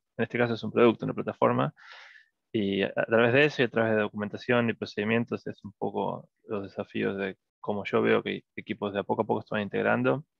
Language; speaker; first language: Spanish; native; Spanish